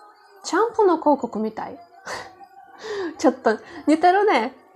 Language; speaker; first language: Japanese; non-native, learner; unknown